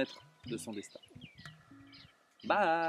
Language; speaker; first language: French; native; French